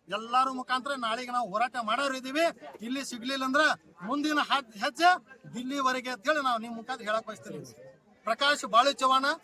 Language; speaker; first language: Kannada; non-native, local second language; Lambadi